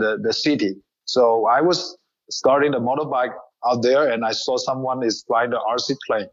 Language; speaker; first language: English; non-native, learner; Chinese